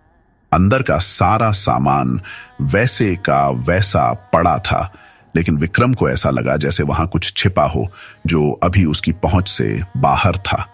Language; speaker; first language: Hindi; native; Hindi